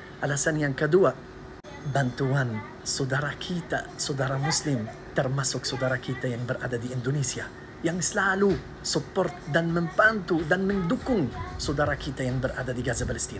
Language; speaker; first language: Indonesian; non-native, learner; Arabic